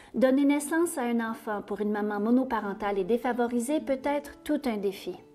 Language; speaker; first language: French; native; French